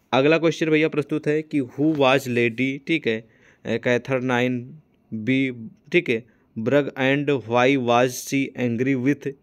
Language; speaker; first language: Hindi; native; Hindi